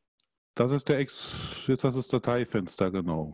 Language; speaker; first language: German; native; German